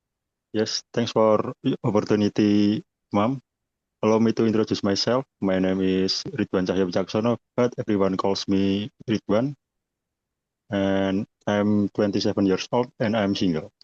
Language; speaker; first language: English; non-native, learner; Indonesian